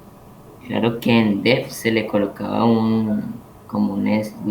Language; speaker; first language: Spanish; native; Spanish